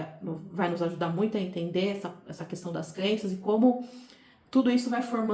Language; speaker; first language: Portuguese; native; Portuguese